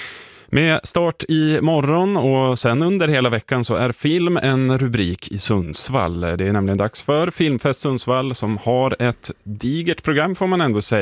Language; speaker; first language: Swedish; native; Swedish